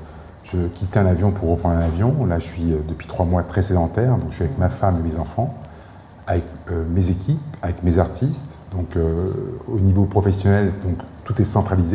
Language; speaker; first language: French; native; French